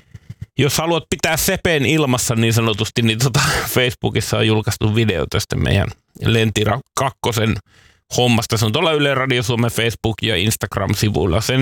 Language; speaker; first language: Finnish; native; Finnish